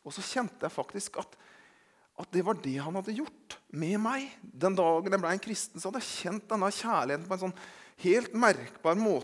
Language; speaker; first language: Norwegian; native; Norwegian